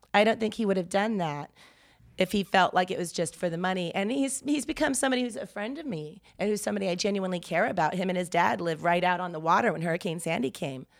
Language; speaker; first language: English; native; English